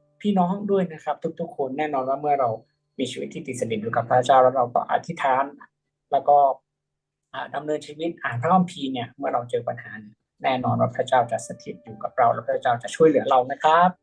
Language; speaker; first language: Thai; native; Thai